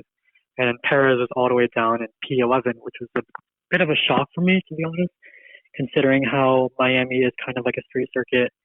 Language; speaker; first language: English; native; English